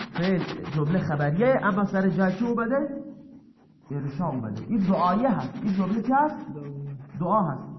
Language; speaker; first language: Persian; non-native, local second language; Baluchi